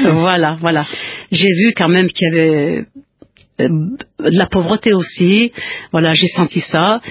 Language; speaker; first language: French; non-native, local second language; Kabyle